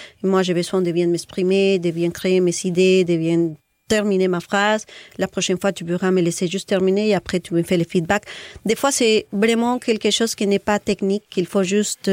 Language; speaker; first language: French; non-native, fluent; Spanish